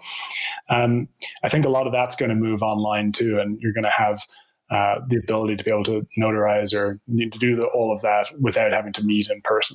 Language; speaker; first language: English; native; English